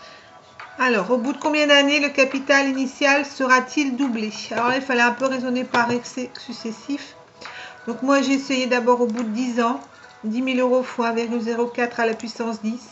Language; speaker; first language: French; native; French